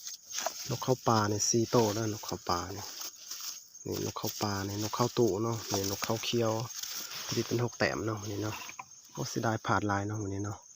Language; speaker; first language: Thai; non-native, local second language; Northeastern Thai